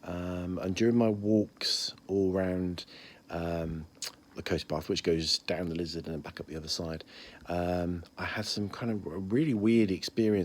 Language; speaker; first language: English; native; English